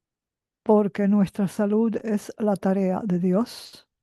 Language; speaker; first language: Spanish; native; Spanish